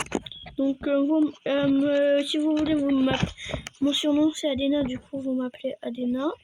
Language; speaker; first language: French; native; French